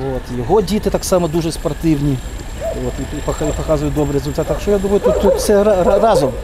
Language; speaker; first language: Ukrainian; non-native, local second language; Russian